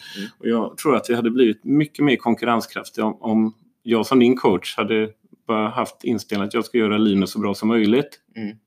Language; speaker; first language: Swedish; native; Swedish